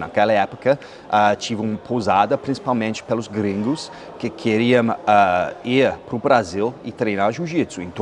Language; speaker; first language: Portuguese; non-native, fluent; English